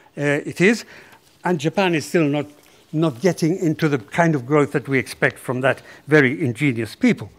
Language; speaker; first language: English; non-native, fluent; Spanish